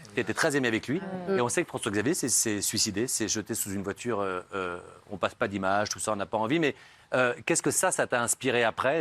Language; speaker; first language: French; native; French